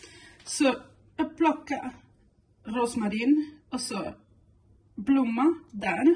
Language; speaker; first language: Swedish; non-native, fluent; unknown